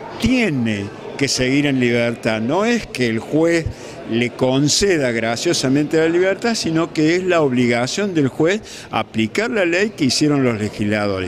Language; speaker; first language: Spanish; native; Spanish